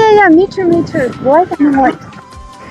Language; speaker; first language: English; non-native, learner; Chinese